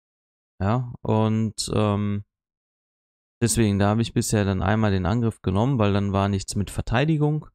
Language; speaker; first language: German; native; German